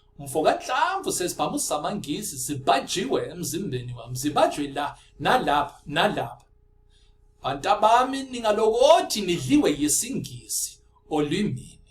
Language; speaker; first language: Zulu; non-native, local second language; Afrikaans